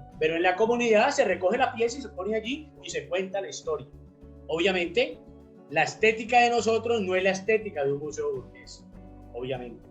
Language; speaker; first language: Spanish; native; Spanish